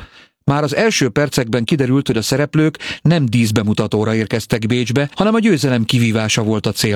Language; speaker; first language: Hungarian; native; Hungarian